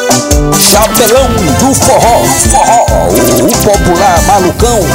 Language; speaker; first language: Portuguese; native; Portuguese